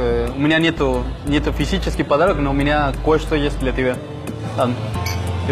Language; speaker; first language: Russian; non-native, learner; Spanish